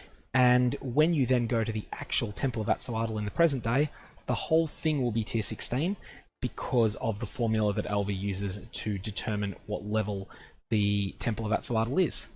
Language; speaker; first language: English; native; English